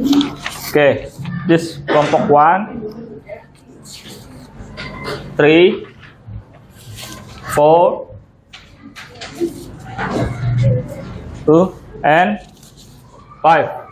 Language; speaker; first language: English; non-native, learner; Indonesian